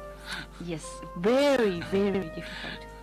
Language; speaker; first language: English; non-native, learner; Japanese